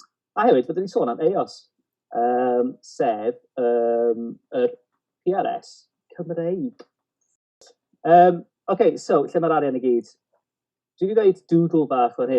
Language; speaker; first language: Welsh; native; Welsh